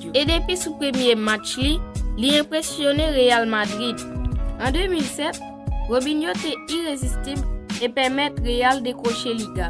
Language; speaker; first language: French; non-native, learner; Haitian Creole